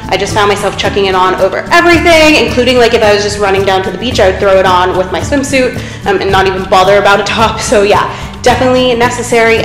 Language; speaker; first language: English; native; English